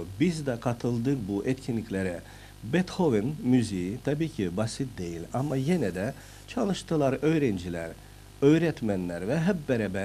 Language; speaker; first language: Turkish; non-native, fluent; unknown